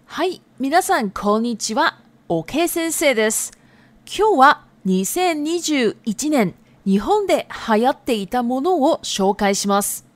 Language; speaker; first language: Japanese; non-native, fluent; Chinese